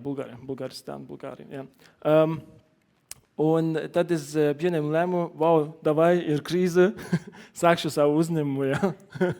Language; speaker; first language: Latvian; non-native, learner; German